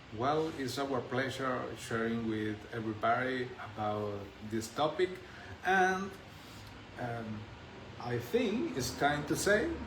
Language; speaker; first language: English; non-native, learner; Spanish